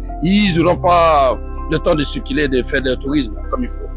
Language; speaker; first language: French; native; French